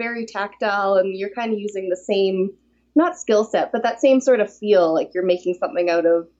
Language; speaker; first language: English; native; English